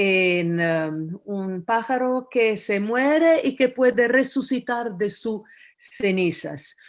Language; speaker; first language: Spanish; non-native, fluent; Italian